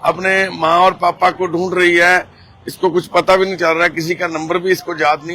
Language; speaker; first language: Hindi; non-native, local second language; Punjabi